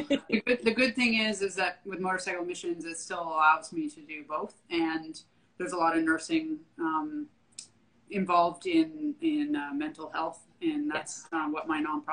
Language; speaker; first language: English; native; English